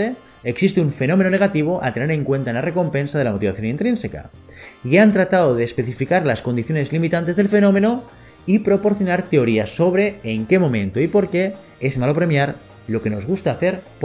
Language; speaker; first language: Spanish; native; Spanish